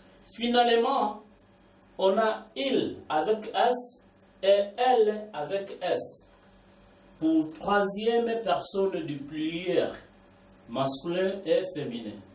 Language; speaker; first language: French; non-native, learner; Swahili